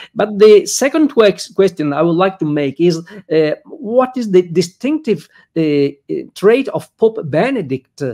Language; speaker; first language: English; non-native, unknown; Italian